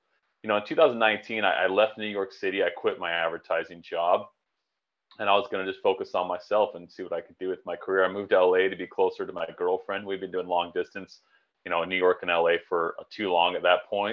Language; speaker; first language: English; native; English